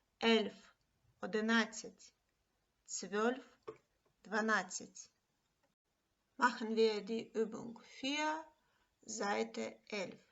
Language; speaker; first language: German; non-native, fluent; Ukrainian